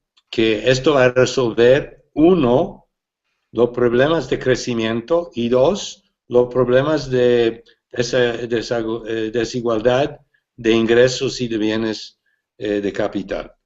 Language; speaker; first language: Spanish; non-native, fluent; English